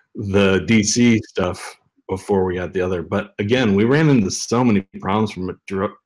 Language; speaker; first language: English; native; English